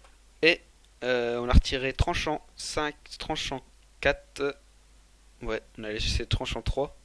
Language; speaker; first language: French; native; French